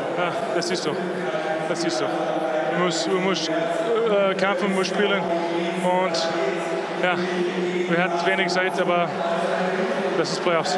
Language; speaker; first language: German; non-native, learner; English